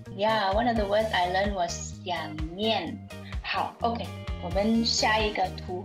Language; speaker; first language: Chinese; non-native, learner; English